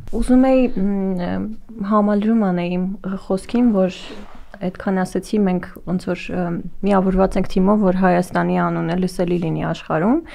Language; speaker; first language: Armenian; native; Armenian